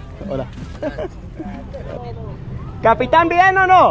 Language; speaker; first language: Spanish; non-native, learner; English